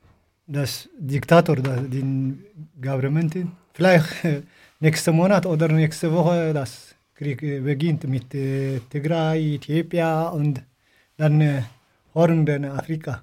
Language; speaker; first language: German; non-native, learner; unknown